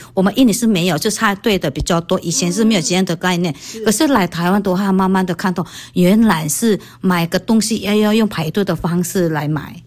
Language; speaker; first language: Chinese; non-native, fluent; Indonesian